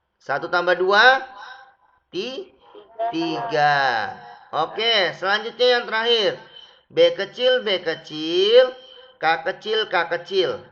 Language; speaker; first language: Indonesian; native; Indonesian